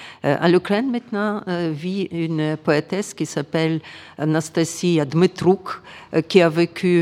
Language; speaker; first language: French; non-native, fluent; Ukrainian